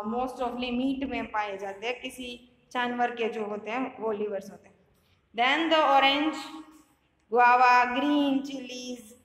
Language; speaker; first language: Hindi; non-native, local second language; Gujarati